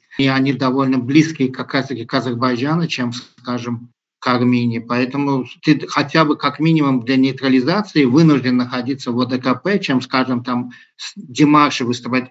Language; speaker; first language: Russian; non-native, local second language; Azerbaijani